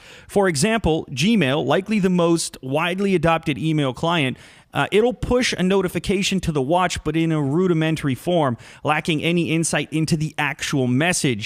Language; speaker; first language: English; native; English